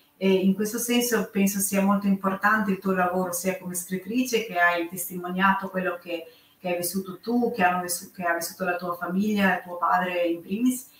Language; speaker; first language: Italian; non-native, fluent; Serbian